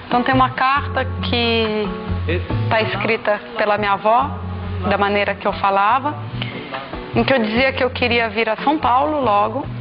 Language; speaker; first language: Portuguese; native; Portuguese